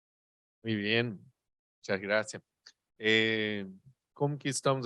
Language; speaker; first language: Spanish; non-native, learner; Portuguese